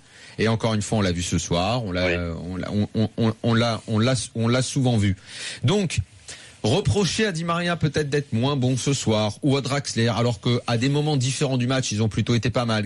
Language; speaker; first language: French; native; French